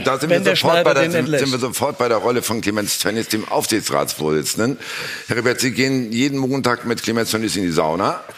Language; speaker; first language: German; native; German